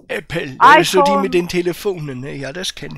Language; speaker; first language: German; native; German